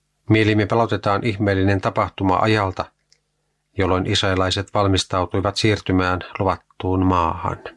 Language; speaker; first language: Finnish; native; Finnish